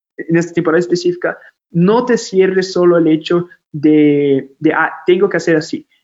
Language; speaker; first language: Spanish; non-native, fluent; Portuguese